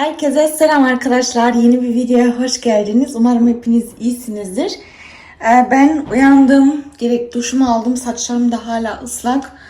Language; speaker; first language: Turkish; early bilingual, heritage; Turkish